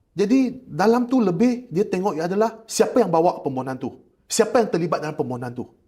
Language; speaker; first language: Malay; non-native, local second language; Chinese